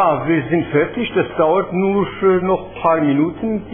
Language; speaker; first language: German; non-native, fluent; Persian